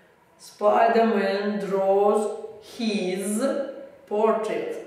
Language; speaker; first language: English; non-native, learner; Russian